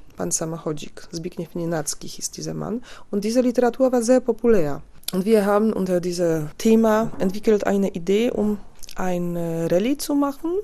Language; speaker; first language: German; non-native, fluent; Polish